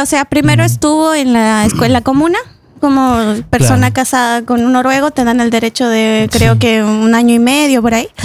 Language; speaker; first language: Spanish; native; Spanish